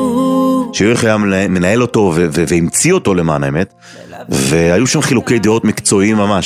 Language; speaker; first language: Hebrew; native; Hebrew